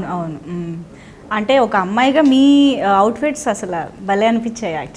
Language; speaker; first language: Telugu; native; Telugu